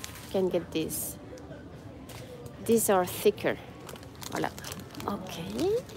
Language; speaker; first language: English; non-native, fluent; French